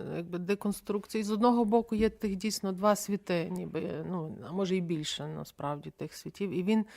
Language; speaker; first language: Ukrainian; native; Ukrainian